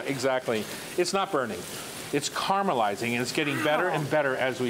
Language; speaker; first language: English; native; English